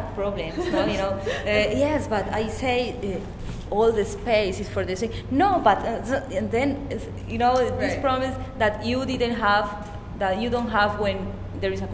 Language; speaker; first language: English; non-native, learner; Spanish